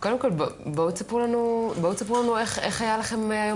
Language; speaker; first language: Hebrew; native; Hebrew